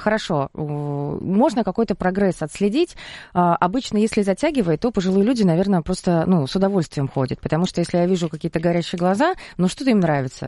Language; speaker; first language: Russian; native; Russian